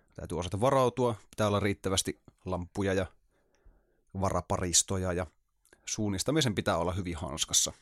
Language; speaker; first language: Finnish; native; Finnish